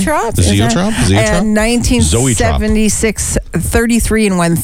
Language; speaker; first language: English; native; English